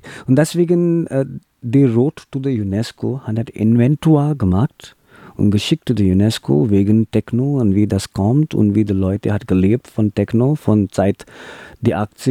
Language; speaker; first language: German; non-native, learner; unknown